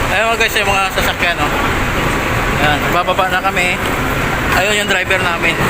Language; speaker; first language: Filipino; non-native, local second language; Hiligaynon